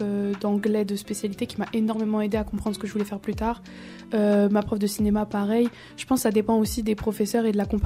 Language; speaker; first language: French; native; French